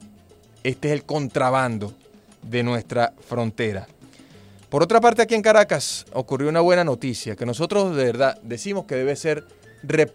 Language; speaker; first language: Spanish; native; Spanish